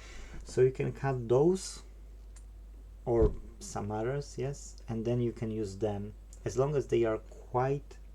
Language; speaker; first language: English; non-native, fluent; Polish